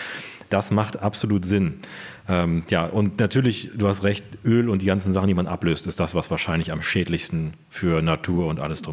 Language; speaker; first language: German; native; German